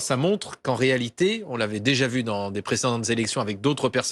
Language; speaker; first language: French; native; French